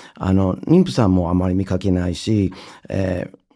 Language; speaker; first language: Japanese; non-native, fluent; English